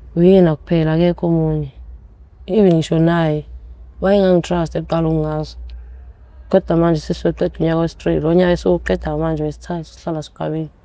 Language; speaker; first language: Zulu; early bilingual, other home language; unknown